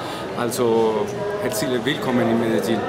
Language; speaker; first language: German; non-native, learner; Spanish